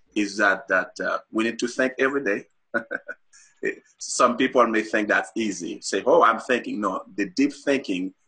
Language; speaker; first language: English; non-native, fluent; Haitian Creole